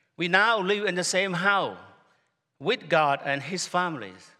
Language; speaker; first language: English; non-native, fluent; Khmer